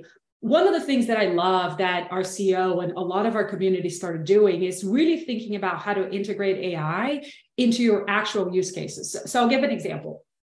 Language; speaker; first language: English; non-native, fluent; Portuguese